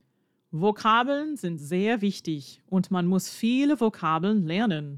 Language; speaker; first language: German; non-native, fluent; English